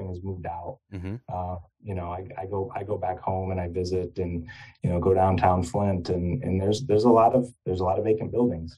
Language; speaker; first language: English; native; English